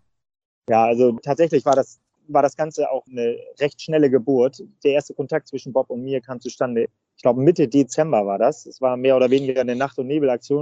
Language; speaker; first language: German; native; German